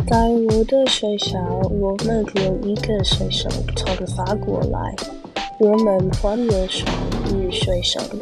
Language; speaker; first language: Chinese; non-native, learner; English